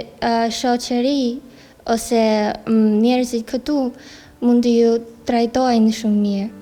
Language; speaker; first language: Albanian; non-native, learner; Chinese